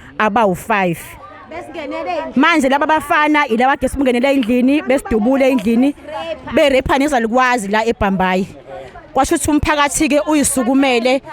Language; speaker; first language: Zulu; native; Zulu